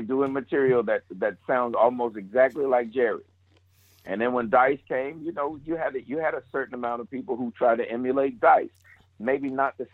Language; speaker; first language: English; native; English